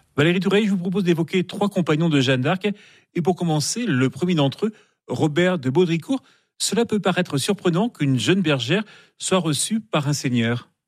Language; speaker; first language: French; native; French